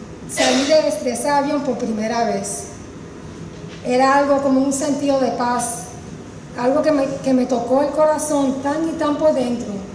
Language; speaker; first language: Spanish; early bilingual, heritage; Spanish